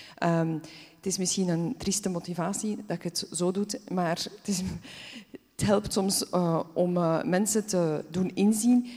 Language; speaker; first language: Dutch; early bilingual, other home language; Polish